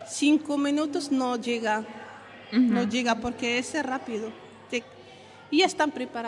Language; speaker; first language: Spanish; non-native, learner; Arabic